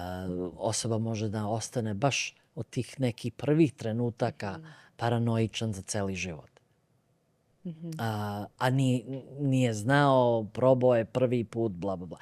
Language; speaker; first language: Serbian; early bilingual, other home language; Bosnian